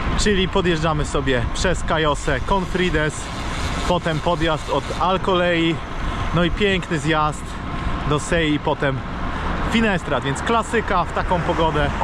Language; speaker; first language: Polish; native; Polish